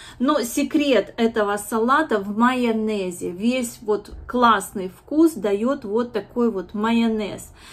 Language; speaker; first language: Russian; native; Russian